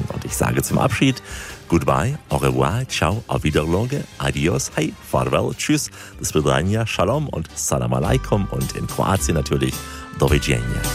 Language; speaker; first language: German; native; German